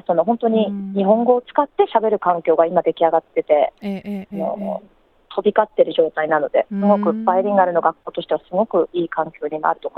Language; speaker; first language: Japanese; native; Japanese